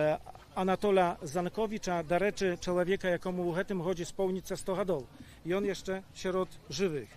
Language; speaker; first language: Polish; non-native, local second language; Belarusian